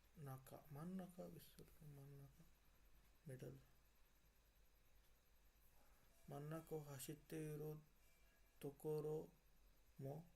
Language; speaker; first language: Japanese; non-native, learner; Marathi